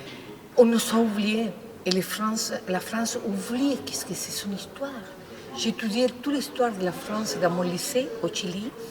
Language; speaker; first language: French; non-native, fluent; Spanish